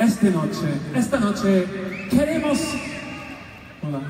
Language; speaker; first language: Spanish; non-native, fluent; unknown